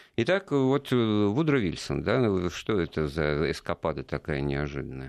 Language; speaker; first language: Russian; native; Russian